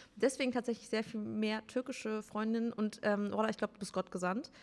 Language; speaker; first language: German; early bilingual, other home language; Turkish